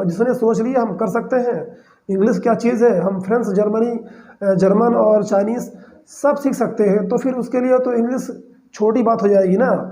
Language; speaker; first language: Hindi; native; Hindi